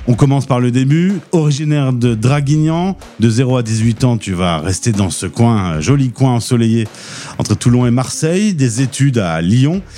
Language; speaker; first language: French; native; French